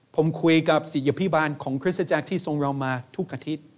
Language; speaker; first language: Thai; non-native, fluent; English